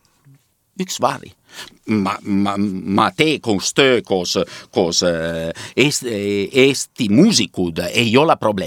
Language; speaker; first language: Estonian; non-native, learner; Italian